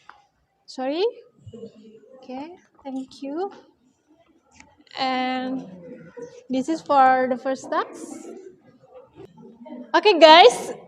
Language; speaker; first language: English; non-native, learner; Indonesian